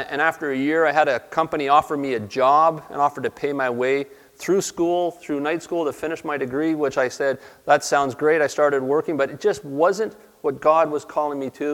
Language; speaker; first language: English; native; English